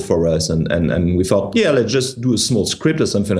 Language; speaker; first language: English; non-native, fluent; French